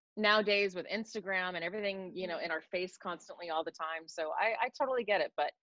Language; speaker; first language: English; native; English